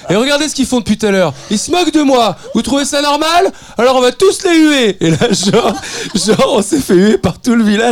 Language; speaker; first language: French; native; French